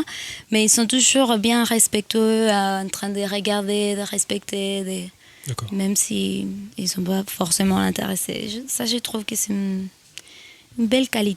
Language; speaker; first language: French; non-native, fluent; Spanish